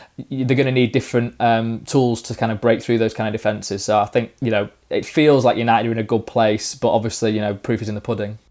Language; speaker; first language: English; native; English